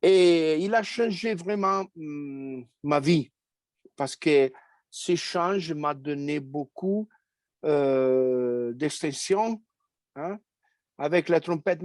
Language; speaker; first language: French; non-native, fluent; Italian